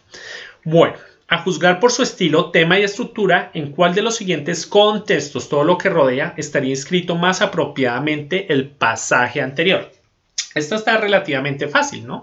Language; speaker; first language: Spanish; native; Spanish